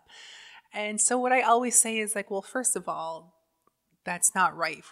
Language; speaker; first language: English; native; English